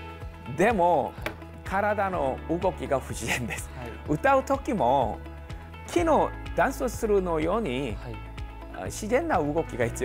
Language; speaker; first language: Japanese; non-native, fluent; Korean